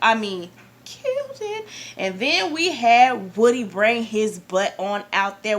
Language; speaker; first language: English; native; English